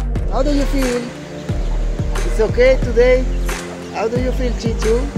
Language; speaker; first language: English; non-native, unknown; Italian